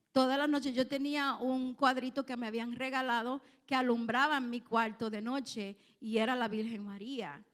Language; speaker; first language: Spanish; early bilingual, heritage; Spanish